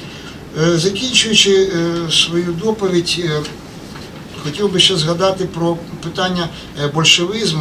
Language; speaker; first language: Ukrainian; native; Ukrainian